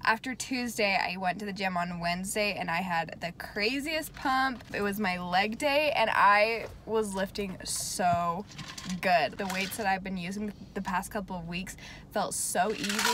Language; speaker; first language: English; native; English